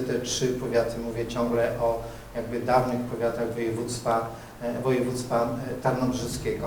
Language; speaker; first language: Polish; native; Polish